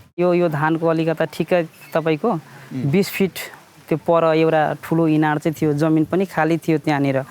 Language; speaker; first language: Nepali; non-native, local second language; Bhojpuri